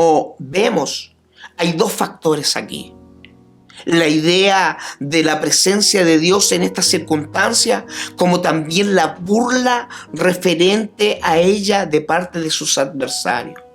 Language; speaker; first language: Spanish; native; Spanish